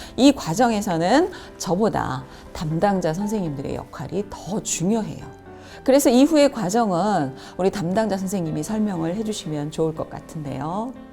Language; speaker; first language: Korean; native; Korean